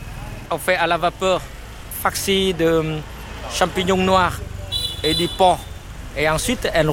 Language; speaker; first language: French; non-native, fluent; Vietnamese